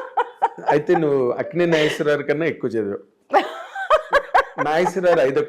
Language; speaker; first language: Telugu; native; Telugu